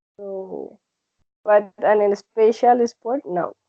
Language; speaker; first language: English; non-native, learner; Spanish